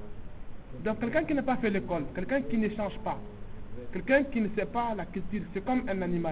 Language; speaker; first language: French; non-native, local second language; Tamasheq